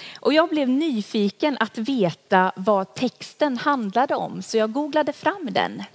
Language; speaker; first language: Swedish; native; Swedish